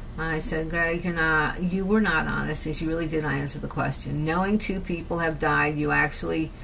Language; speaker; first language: English; native; English